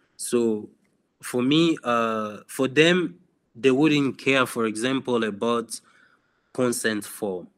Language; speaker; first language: English; non-native, fluent; Swahili